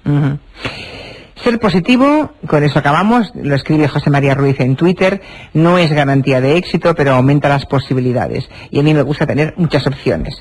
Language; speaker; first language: Spanish; native; Spanish